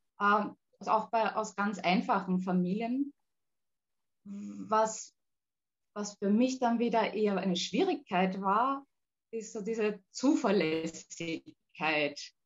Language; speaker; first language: German; native; German